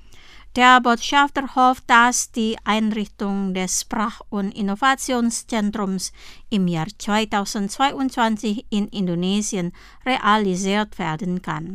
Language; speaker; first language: German; non-native, fluent; Indonesian